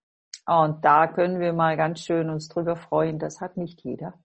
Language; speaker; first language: German; non-native, fluent; English